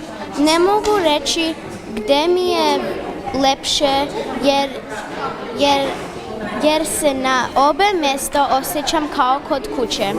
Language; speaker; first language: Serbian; early bilingual, heritage; Serbian